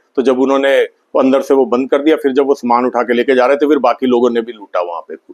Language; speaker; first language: Hindi; non-native, local second language; Punjabi